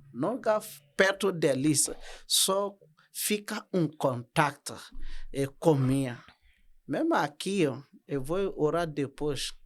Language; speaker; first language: Portuguese; non-native, learner; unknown